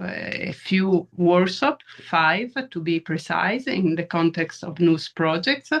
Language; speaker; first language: English; non-native, fluent; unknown